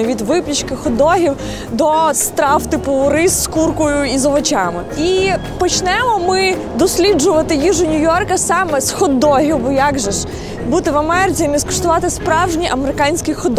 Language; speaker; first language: Ukrainian; native; Ukrainian